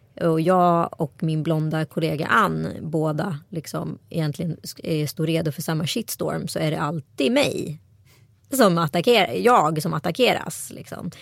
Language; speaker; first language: Swedish; native; Swedish